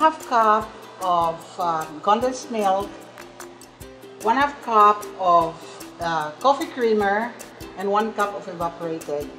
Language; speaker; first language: English; non-native, local second language; Cebuano